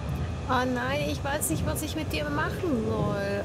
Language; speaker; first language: German; native; German